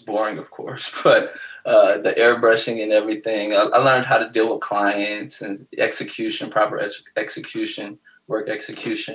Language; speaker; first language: English; native; English